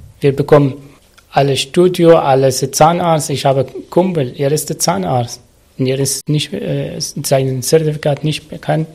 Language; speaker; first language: German; non-native, learner; Arabic